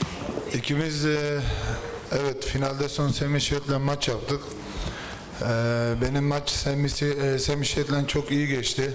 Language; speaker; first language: Turkish; early bilingual, heritage; Turkish